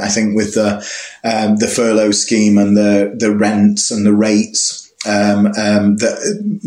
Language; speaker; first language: English; native; English